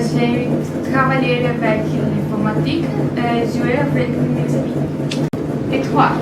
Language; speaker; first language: French; non-native, learner; Portuguese